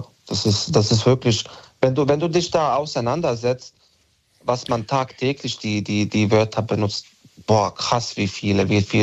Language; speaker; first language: German; non-native, local second language; Bosnian